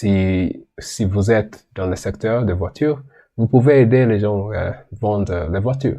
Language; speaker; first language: French; non-native, learner; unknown